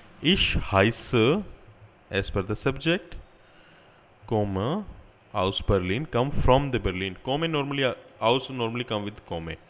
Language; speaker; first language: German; non-native, learner; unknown